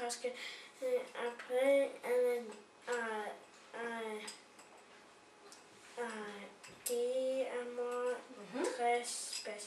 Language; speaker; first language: French; non-native, learner; English